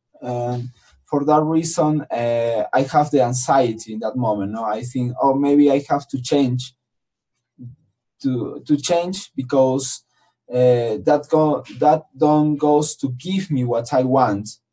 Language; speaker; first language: English; non-native, learner; Spanish